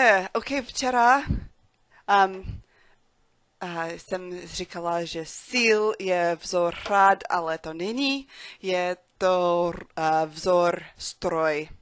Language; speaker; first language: Czech; non-native, learner; English